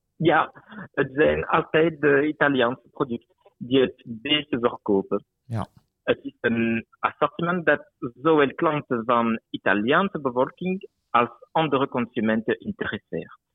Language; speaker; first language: Dutch; non-native, local second language; French